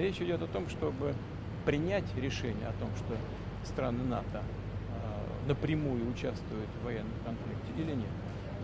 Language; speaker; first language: Russian; native; Russian